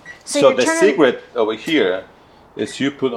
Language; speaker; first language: English; non-native, learner; Italian